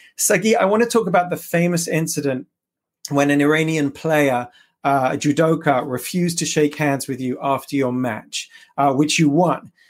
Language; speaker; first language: English; native; English